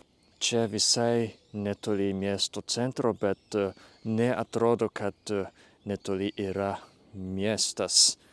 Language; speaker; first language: Lithuanian; non-native, fluent; Japanese